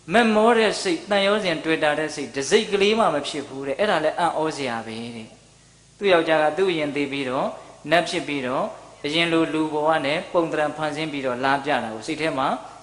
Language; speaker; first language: Burmese; native; Burmese